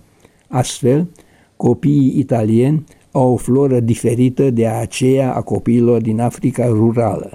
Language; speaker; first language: Romanian; native; Romanian